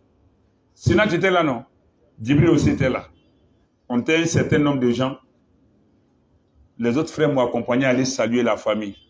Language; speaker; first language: French; non-native, local second language; Bambara